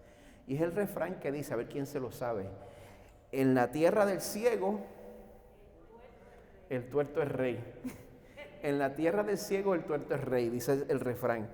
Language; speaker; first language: Spanish; native; Spanish